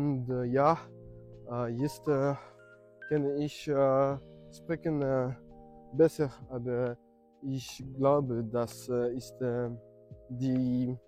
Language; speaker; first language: German; non-native, learner; French